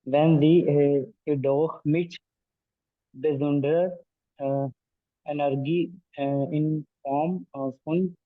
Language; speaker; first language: German; non-native, learner; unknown